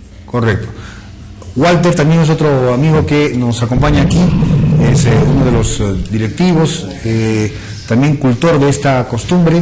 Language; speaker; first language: Spanish; native; Spanish